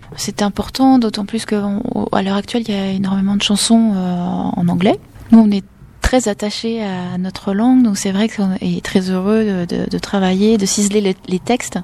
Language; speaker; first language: French; native; French